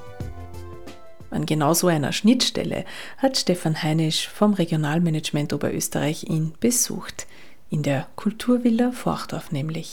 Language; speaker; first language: German; native; German